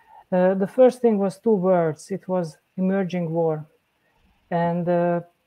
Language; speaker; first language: English; non-native, learner; Hungarian